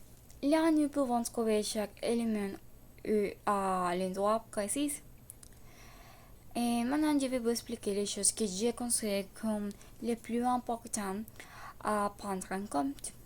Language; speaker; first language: French; non-native, learner; Spanish